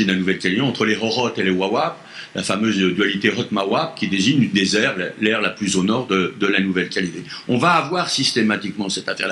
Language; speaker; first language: French; native; French